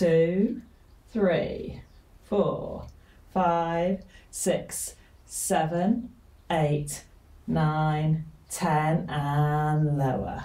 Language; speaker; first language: English; native; English